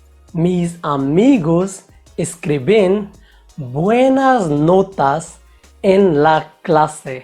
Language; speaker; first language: Spanish; non-native, fluent; Hindi